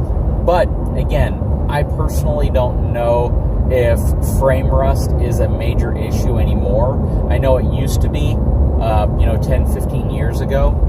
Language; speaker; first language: English; native; English